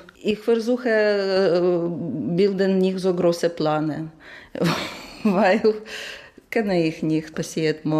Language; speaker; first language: German; non-native, learner; Ukrainian